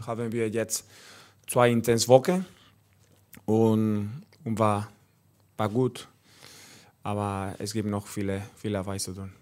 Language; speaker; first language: German; non-native, learner; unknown